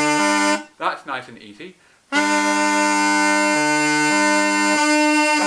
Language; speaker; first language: English; native; English